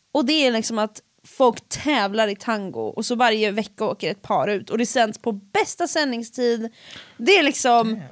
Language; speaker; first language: Swedish; early bilingual, other home language; Finnish